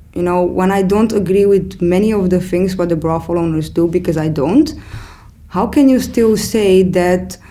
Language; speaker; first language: English; non-native, fluent; Romanian